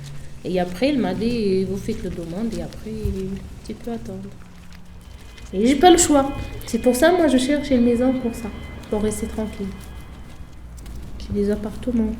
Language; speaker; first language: French; non-native, learner; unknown